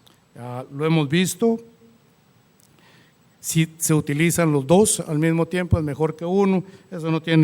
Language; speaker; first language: Spanish; native; Spanish